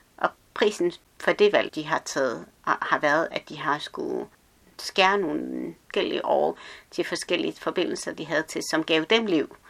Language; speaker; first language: Danish; early bilingual, other home language; Arabic